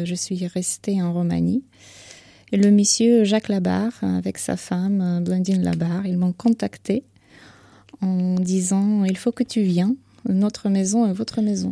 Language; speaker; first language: French; non-native, fluent; Ukrainian